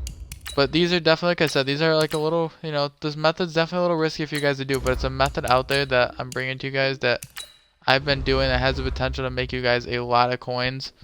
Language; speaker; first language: English; native; English